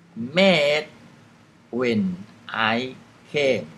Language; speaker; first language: English; non-native, fluent; Thai